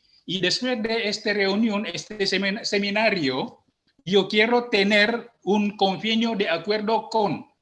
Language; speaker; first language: Spanish; non-native, learner; Indonesian